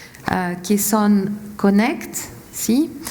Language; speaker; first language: Spanish; non-native, fluent; French